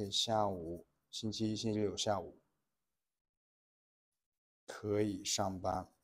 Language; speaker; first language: Chinese; native; Chinese